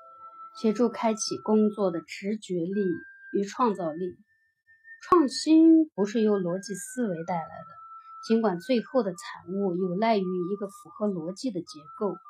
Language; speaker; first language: Chinese; native; Chinese